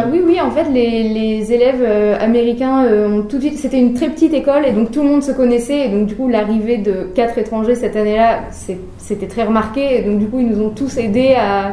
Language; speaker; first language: French; non-native, learner; German